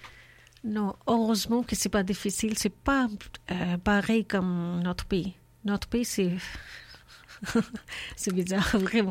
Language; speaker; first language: French; non-native, learner; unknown